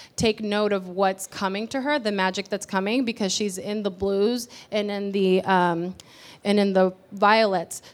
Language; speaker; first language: English; early bilingual, other home language; Spanish